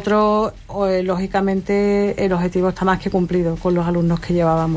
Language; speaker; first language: Spanish; native; Spanish